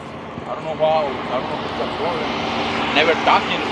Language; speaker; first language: English; non-native, learner; Spanish